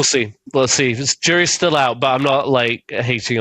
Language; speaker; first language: English; native; English